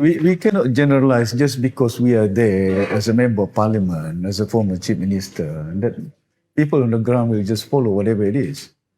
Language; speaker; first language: English; non-native, local second language; Malay